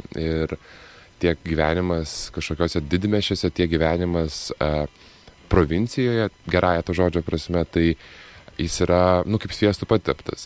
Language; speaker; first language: Lithuanian; native; Lithuanian